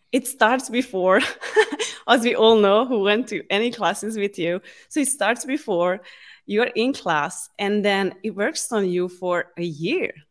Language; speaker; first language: English; non-native, fluent; Hungarian